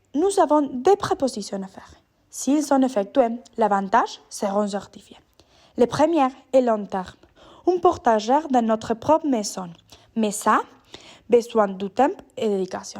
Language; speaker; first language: French; non-native, learner; Spanish